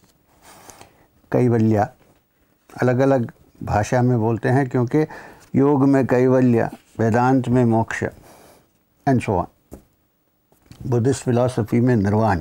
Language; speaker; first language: Hindi; non-native, local second language; Malayalam